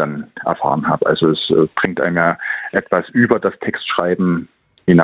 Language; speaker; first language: German; native; German